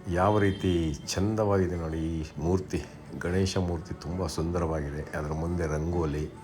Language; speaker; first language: Kannada; native; Kannada